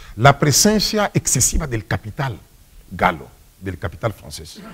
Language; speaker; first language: Spanish; non-native, fluent; Swahili